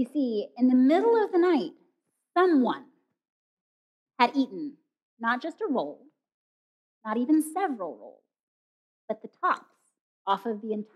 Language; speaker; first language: English; native; English